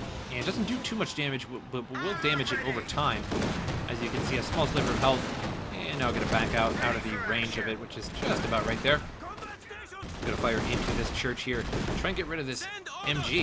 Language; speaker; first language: English; native; English